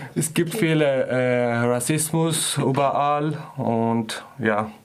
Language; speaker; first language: German; non-native, fluent; Persian